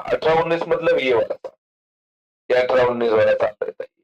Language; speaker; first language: Hindi; non-native, local second language; Marathi